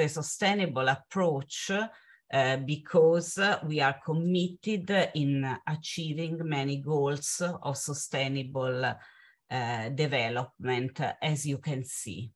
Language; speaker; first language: English; non-native, fluent; Italian